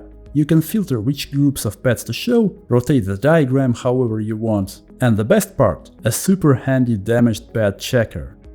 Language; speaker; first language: English; non-native, fluent; Russian